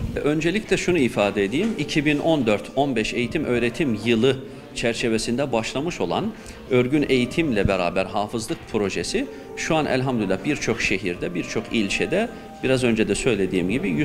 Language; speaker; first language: Turkish; native; Turkish